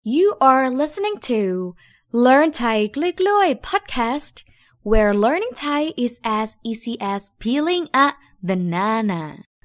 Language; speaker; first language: English; non-native, fluent; Thai